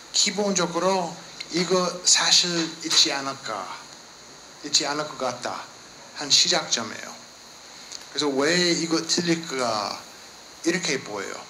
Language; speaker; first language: Korean; non-native, learner; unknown